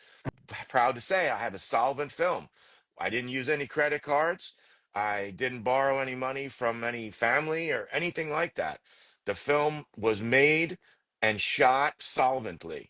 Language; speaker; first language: English; native; English